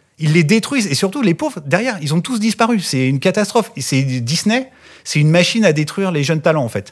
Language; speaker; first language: French; native; French